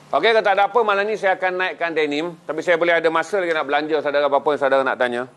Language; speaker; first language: Malay; native; Malay